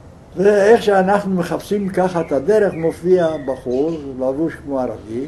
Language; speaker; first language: Hebrew; non-native, fluent; Yiddish